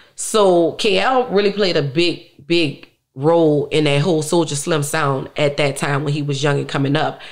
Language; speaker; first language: English; native; English